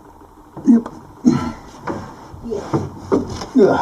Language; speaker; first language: English; native; English